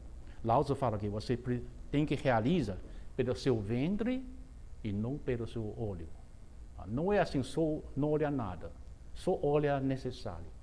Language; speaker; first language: Portuguese; non-native, fluent; Chinese